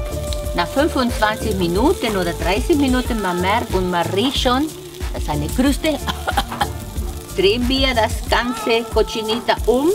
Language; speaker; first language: German; non-native, fluent; Spanish